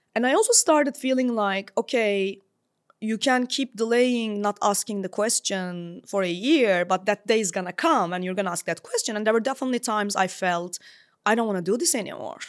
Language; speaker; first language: English; non-native, fluent; Turkish